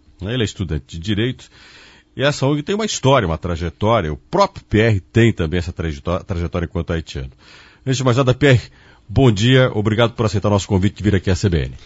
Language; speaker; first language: Portuguese; native; Portuguese